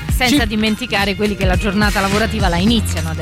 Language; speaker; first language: Italian; native; Italian